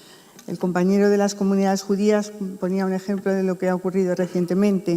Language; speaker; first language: Spanish; native; Spanish